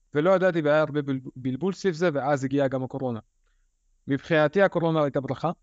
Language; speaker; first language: Hebrew; early bilingual, other home language; Russian